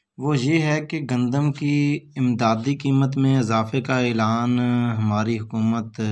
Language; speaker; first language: Urdu; non-native, local second language; Punjabi